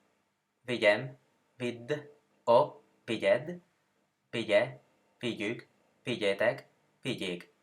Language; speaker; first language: Hungarian; non-native, learner; Spanish